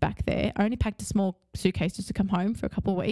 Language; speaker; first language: English; native; English